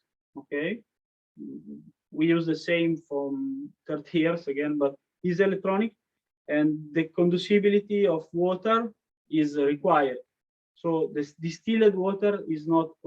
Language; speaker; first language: English; non-native, learner; Italian